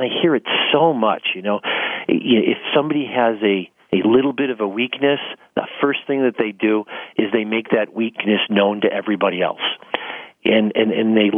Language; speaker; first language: English; native; English